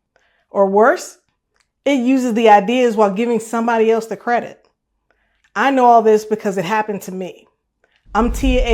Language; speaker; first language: English; native; English